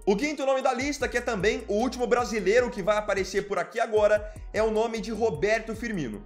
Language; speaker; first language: Portuguese; native; Portuguese